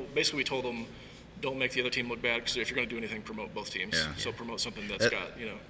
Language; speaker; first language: English; native; English